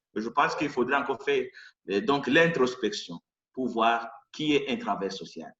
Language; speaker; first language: French; non-native, local second language; Rundi